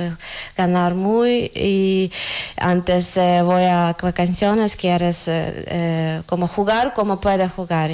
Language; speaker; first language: Spanish; non-native, learner; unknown